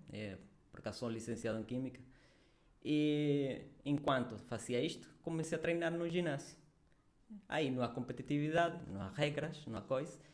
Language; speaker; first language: Portuguese; non-native, fluent; Spanish